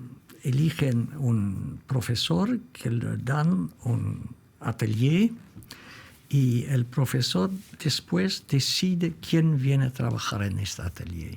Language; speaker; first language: Spanish; non-native, fluent; Dutch